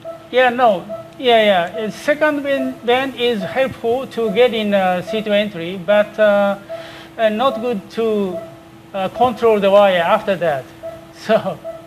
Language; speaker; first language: English; non-native, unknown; Japanese